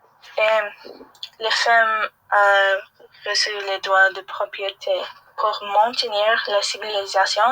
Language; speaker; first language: French; non-native, learner; English